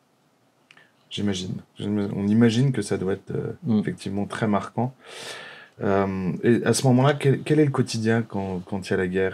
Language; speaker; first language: French; native; French